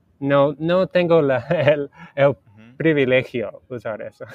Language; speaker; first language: Spanish; non-native, learner; English